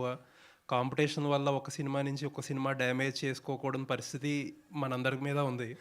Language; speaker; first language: Telugu; native; Telugu